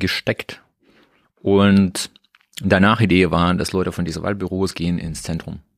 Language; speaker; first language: German; non-native, learner; Russian